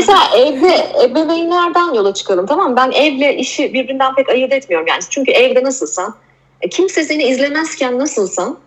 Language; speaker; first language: Turkish; native; Turkish